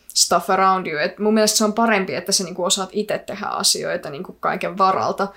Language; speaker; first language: Finnish; early bilingual, other home language; Icelandic